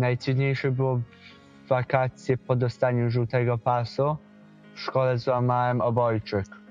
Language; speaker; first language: Polish; early bilingual, heritage; Polish